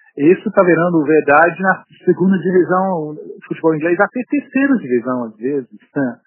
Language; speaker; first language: Portuguese; non-native, fluent; English